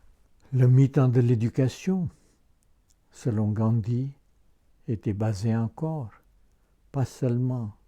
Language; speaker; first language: French; non-native, fluent; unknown